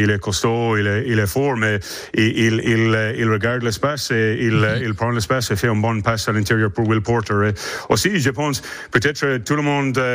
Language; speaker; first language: French; non-native, learner; English